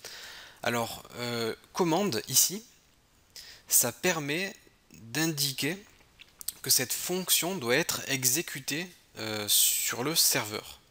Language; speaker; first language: French; native; French